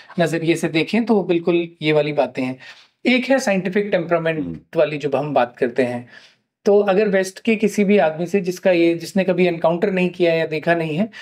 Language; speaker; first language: Hindi; native; Hindi